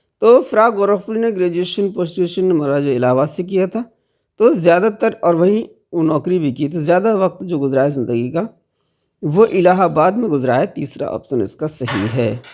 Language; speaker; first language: Urdu; native; Urdu